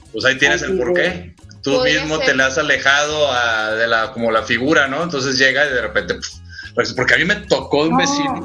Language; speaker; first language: Spanish; native; Spanish